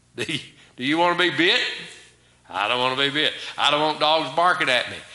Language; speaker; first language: English; native; English